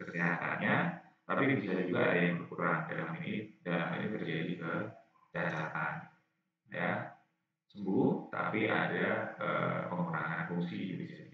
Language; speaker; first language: Indonesian; native; Indonesian